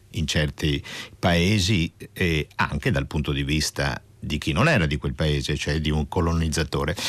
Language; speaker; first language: Italian; native; Italian